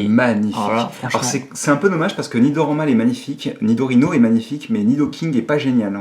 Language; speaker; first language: French; native; French